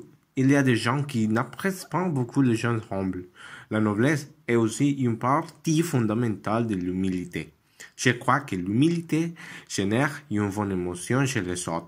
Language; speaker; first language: French; non-native, learner; Spanish